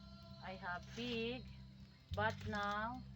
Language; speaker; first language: English; non-native, learner; Filipino